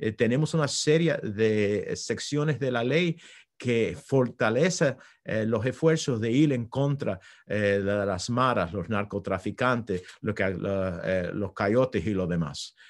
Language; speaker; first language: Spanish; early bilingual, heritage; Spanish